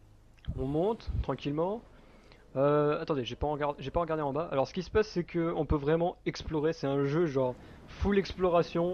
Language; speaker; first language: French; native; French